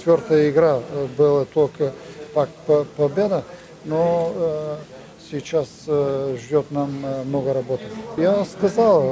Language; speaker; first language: Russian; non-native, learner; Bulgarian